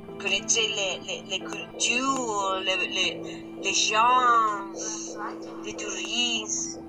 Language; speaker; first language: French; non-native, learner; Spanish